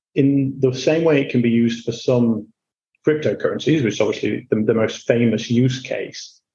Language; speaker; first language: English; native; English